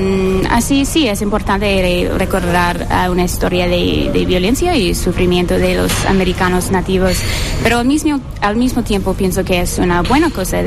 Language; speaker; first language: Spanish; non-native, fluent; English